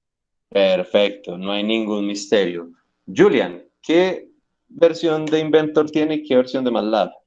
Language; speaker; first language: Spanish; native; Spanish